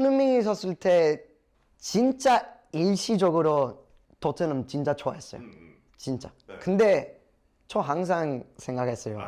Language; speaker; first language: Korean; non-native, learner; English